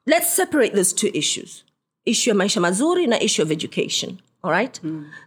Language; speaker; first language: English; non-native, local second language; Swahili